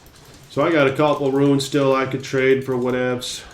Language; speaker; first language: English; native; English